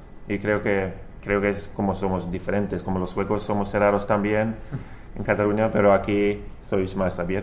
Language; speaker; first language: Spanish; non-native, fluent; Swedish